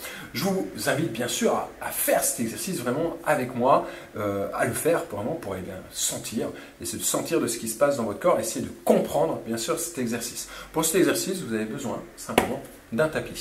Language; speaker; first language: French; native; French